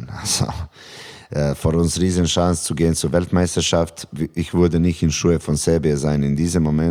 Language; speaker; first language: German; non-native, learner; Serbian